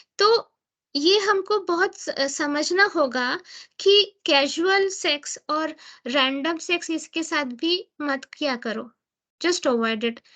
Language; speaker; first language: Hindi; native; Hindi